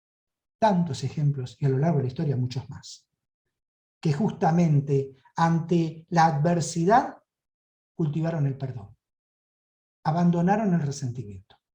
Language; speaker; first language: Spanish; native; Spanish